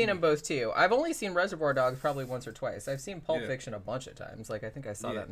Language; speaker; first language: English; native; English